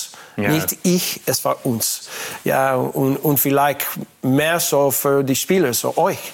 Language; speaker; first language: German; non-native, learner; English